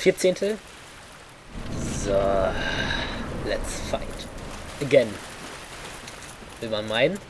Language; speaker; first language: German; native; German